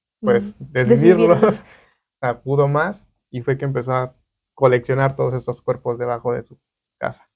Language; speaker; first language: Spanish; native; Spanish